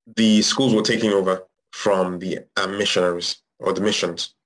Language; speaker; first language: English; non-native, local second language; Yoruba